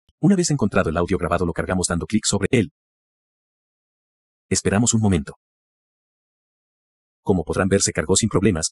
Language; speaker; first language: Spanish; native; Spanish